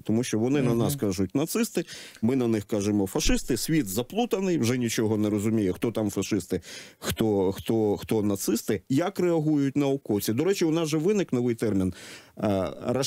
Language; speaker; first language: Ukrainian; native; Ukrainian